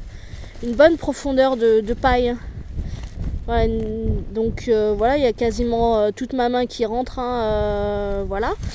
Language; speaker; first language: French; native; French